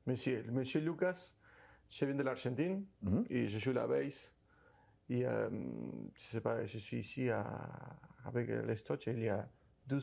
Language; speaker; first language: French; non-native, learner; Spanish